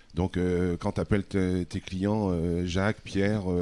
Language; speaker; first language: French; native; French